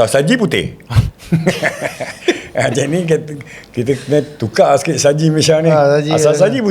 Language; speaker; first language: Malay; native; Malay